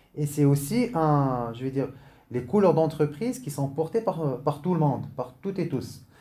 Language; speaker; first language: French; non-native, local second language; Arabic